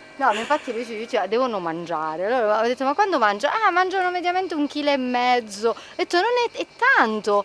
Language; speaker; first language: Italian; native; Italian